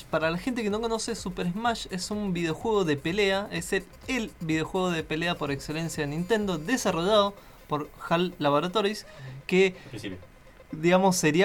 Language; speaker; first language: Spanish; native; Spanish